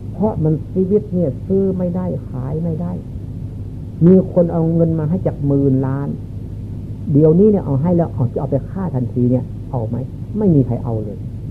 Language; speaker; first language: Thai; non-native, local second language; Lao